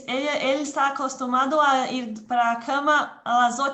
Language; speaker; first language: Spanish; non-native, learner; Portuguese